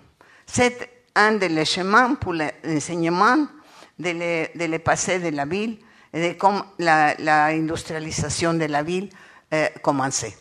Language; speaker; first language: French; non-native, learner; Spanish